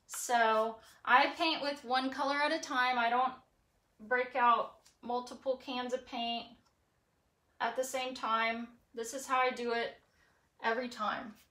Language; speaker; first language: English; native; English